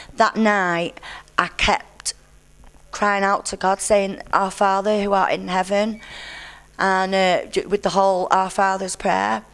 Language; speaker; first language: English; native; English